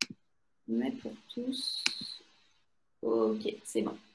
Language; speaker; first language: French; native; French